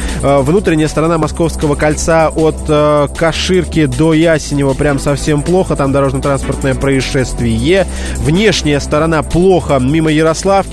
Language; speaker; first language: Russian; native; Russian